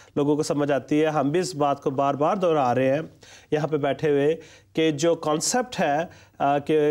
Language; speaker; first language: Urdu; non-native, local second language; Punjabi